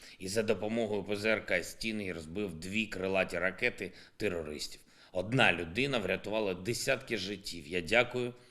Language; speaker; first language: Ukrainian; non-native, local second language; Russian